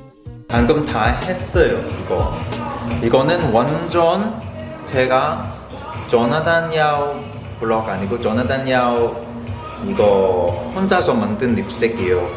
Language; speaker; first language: Korean; non-native, fluent; Cantonese